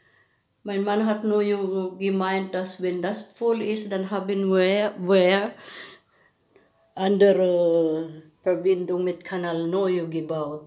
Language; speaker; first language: German; non-native, learner; Filipino